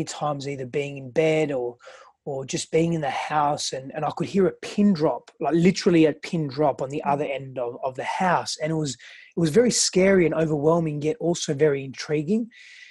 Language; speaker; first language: English; early bilingual, other home language; Greek